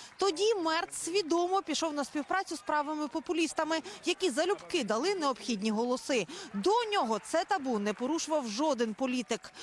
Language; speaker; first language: Ukrainian; native; Ukrainian